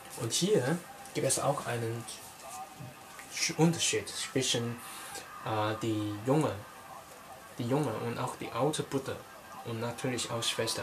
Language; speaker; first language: German; non-native, learner; Cantonese